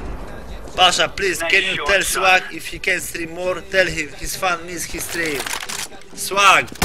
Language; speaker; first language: English; non-native, learner; Polish